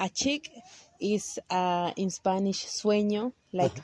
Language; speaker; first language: English; non-native, local second language; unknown